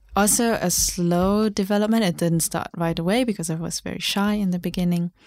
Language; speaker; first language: English; non-native, fluent; German